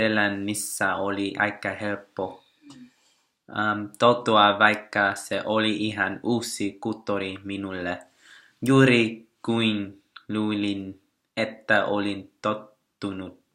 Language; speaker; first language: Finnish; non-native, learner; Vietnamese